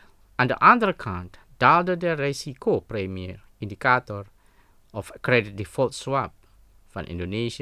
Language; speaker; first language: Dutch; non-native, fluent; Indonesian